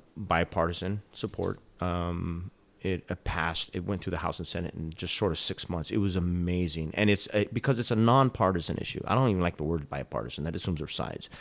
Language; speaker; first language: English; native; English